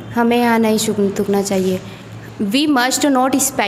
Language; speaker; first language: English; non-native, learner; Hindi